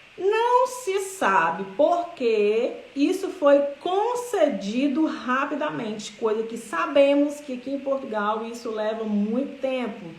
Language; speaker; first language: Portuguese; native; Portuguese